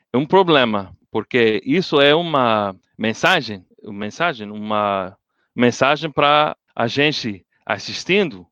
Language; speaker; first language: Portuguese; non-native, learner; English